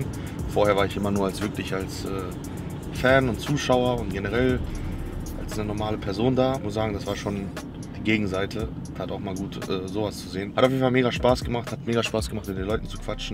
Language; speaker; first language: German; native; German